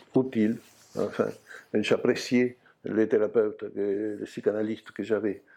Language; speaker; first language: French; non-native, fluent; Spanish